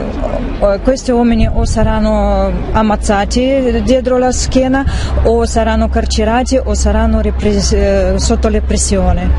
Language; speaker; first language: Italian; non-native, learner; Russian